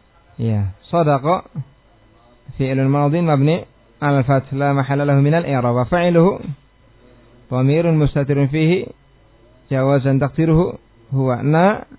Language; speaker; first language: Arabic; non-native, fluent; Indonesian